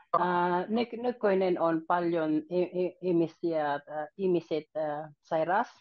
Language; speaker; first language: Finnish; non-native, learner; Filipino